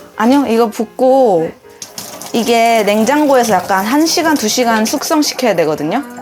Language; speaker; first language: Korean; early bilingual, other home language; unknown